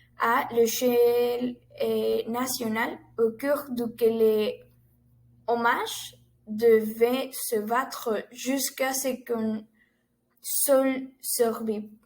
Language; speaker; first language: French; non-native, learner; Spanish